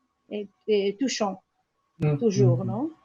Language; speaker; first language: French; non-native, learner; Spanish